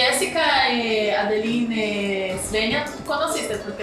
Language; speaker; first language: Spanish; non-native, learner; Portuguese